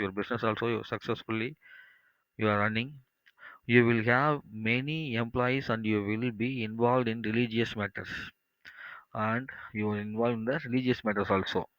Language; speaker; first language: English; non-native, local second language; Tamil